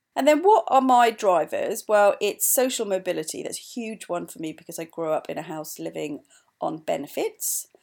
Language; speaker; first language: English; native; English